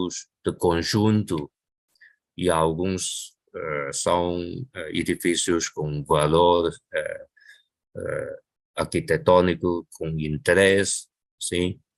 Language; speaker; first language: Portuguese; non-native, local second language; Chinese